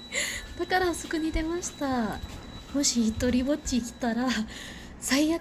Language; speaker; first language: Japanese; non-native, learner; Thai